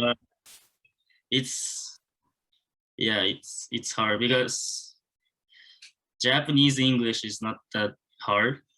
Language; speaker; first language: English; non-native, learner; Japanese